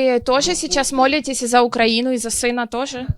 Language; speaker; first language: Russian; non-native, fluent; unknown